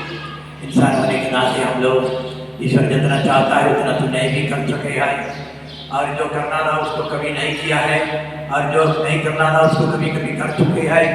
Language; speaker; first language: Hindi; non-native, local second language; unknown